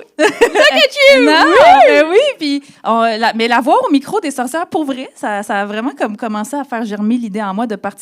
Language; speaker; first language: French; native; French